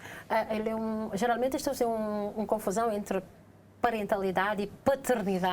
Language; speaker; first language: Portuguese; non-native, local second language; Kabuverdianu